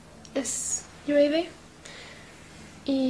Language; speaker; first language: Spanish; non-native, learner; English